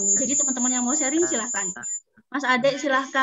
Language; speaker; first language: Indonesian; native; Indonesian